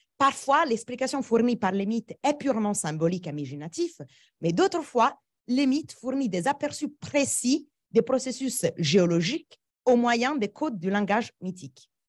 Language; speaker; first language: French; non-native, fluent; Italian